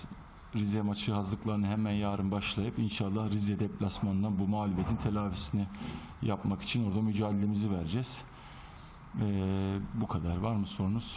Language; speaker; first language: Turkish; native; Turkish